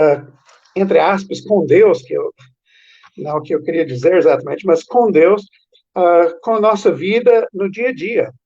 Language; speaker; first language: Portuguese; non-native, fluent; English